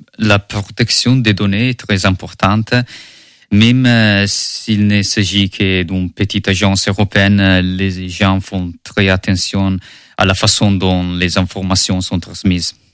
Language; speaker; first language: French; non-native, learner; Italian